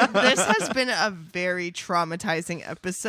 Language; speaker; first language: English; native; English